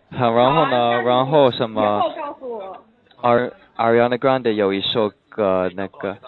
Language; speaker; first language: Chinese; non-native, learner; English